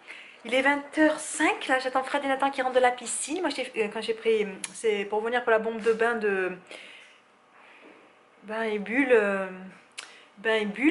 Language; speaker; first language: French; native; French